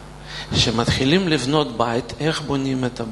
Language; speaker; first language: Hebrew; non-native, fluent; Russian